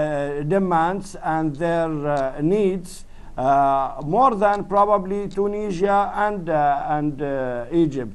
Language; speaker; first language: English; non-native, fluent; Arabic